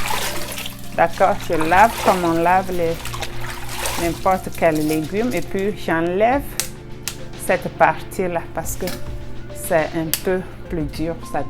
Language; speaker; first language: French; non-native, local second language; Ewe